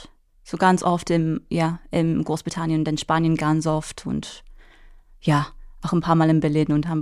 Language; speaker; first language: German; non-native, fluent; English